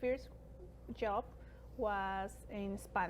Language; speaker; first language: English; non-native, fluent; Spanish